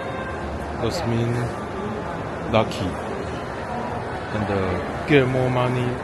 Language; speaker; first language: English; non-native, learner; Chinese